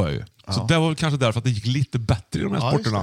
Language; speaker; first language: Swedish; native; Swedish